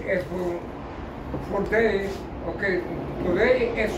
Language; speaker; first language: English; non-native, learner; Spanish